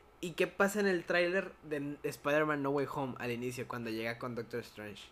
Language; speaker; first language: Spanish; native; Spanish